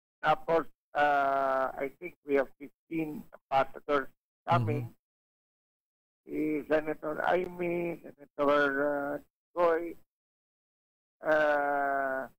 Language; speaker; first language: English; non-native, local second language; Hiligaynon